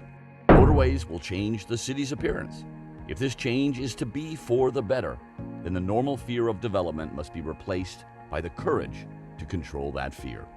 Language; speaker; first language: English; native; English